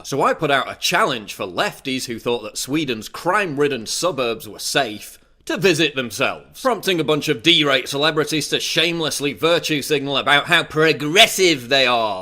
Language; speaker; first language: English; native; English